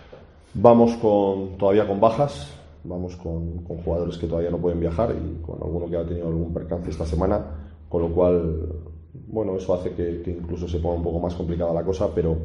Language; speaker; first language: Spanish; native; Spanish